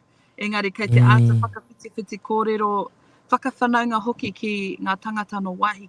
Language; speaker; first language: Māori; non-native, local second language; English